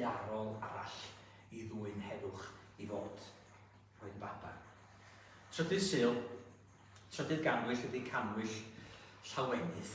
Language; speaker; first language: Welsh; native; Welsh